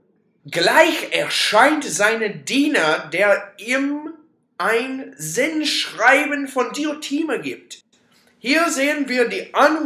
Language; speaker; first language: German; non-native, learner; English